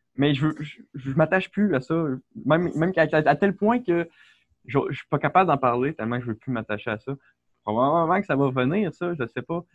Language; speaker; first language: French; native; French